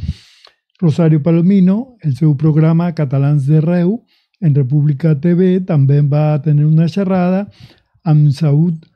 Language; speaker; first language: Catalan; non-native, learner; Spanish